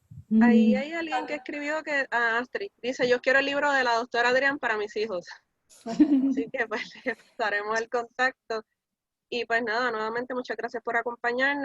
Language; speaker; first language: Spanish; native; Spanish